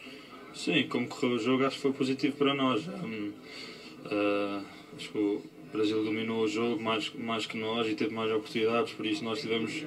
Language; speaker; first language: Portuguese; early bilingual, other home language; English